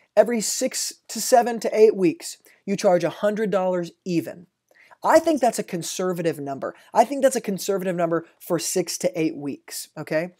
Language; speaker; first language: English; native; English